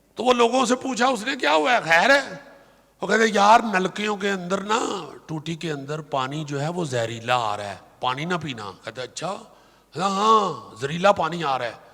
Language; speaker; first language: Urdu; non-native, local second language; Punjabi